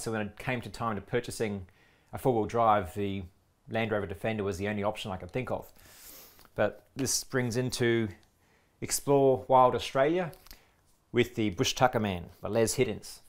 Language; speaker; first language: English; native; English